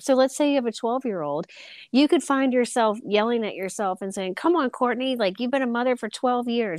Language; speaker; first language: English; native; English